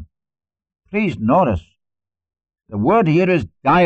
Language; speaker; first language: English; native; English